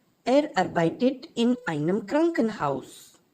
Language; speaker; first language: German; non-native, fluent; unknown